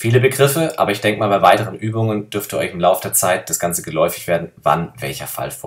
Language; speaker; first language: German; native; German